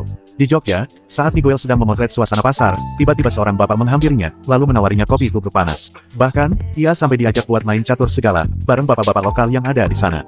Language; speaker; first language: Indonesian; native; Indonesian